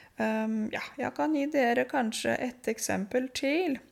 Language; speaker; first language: Norwegian; non-native, fluent; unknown